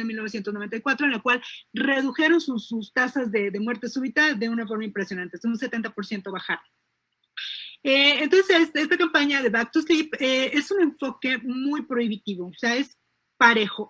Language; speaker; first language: Spanish; native; Spanish